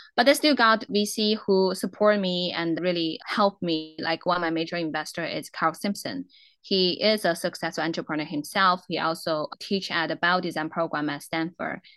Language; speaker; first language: English; non-native, fluent; Chinese